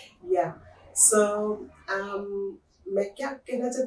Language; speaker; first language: Hindi; non-native, local second language; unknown